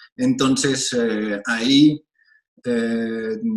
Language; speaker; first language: Spanish; non-native, fluent; French